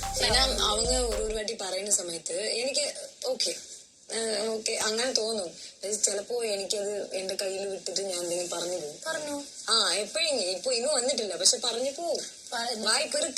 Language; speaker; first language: Malayalam; non-native, fluent; Tamil